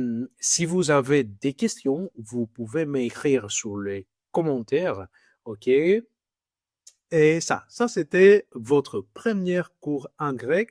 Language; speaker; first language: French; non-native, fluent; Greek